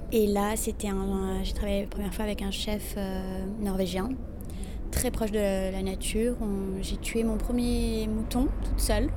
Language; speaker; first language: French; non-native, local second language; Arabic